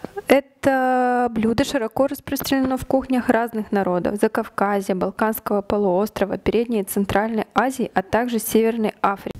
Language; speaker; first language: Russian; native; Russian